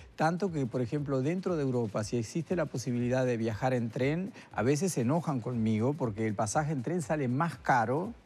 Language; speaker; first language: Spanish; native; Spanish